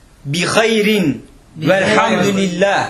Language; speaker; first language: Arabic; non-native, fluent; Turkish